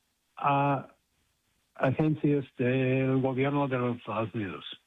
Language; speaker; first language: Spanish; non-native, fluent; English